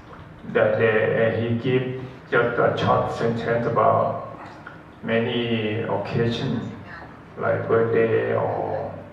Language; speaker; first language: English; non-native, learner; Thai